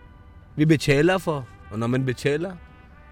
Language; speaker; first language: Danish; non-native, fluent; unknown